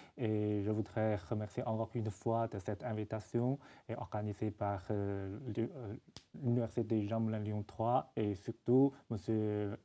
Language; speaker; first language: French; non-native, fluent; Chinese